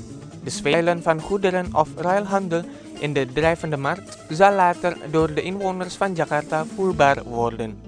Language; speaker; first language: Dutch; non-native, fluent; Indonesian